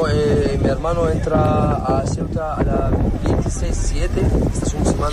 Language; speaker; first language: Spanish; non-native, learner; Arabic